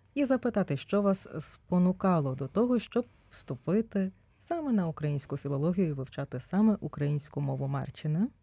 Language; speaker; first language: Ukrainian; native; Ukrainian